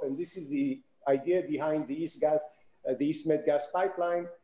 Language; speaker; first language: English; non-native, fluent; Hebrew